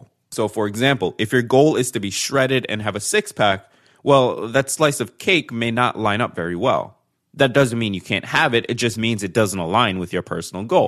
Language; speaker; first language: English; native; English